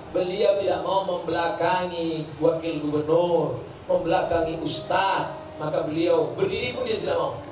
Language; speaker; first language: Indonesian; native; Indonesian